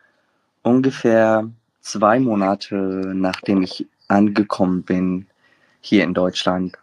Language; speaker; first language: German; non-native, fluent; Arabic